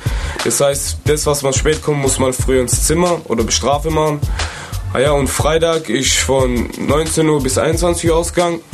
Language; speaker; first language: German; native; German